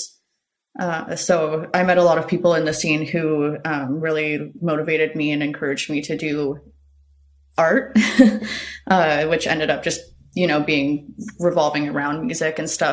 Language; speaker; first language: English; native; English